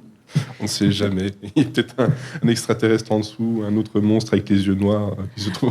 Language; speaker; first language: French; native; French